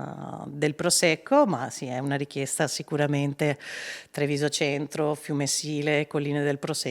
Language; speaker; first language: Italian; native; Italian